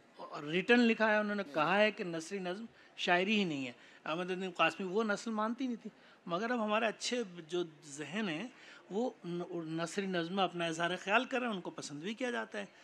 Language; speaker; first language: Urdu; native; Urdu